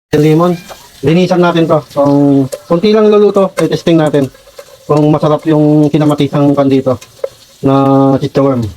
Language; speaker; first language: Filipino; non-native, local second language; Iloko